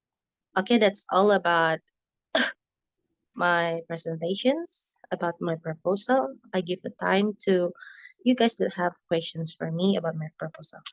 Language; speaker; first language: English; non-native, learner; Indonesian